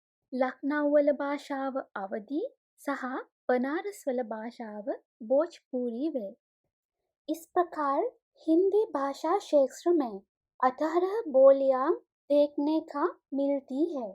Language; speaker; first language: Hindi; non-native, fluent; Sinhala